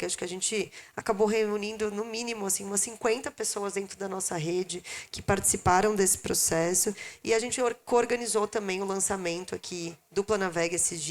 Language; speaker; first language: Portuguese; native; Portuguese